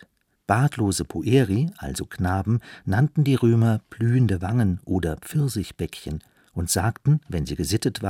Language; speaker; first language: German; native; German